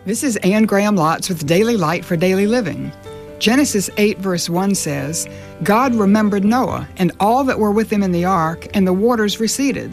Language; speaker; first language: English; native; English